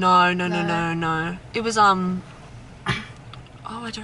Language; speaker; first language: English; native; English